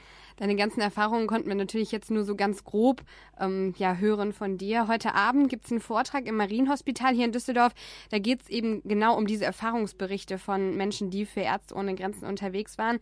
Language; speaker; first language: German; native; German